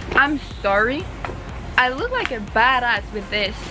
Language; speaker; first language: English; non-native, learner; French